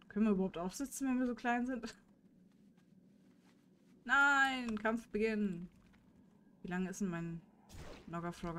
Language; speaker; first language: German; native; German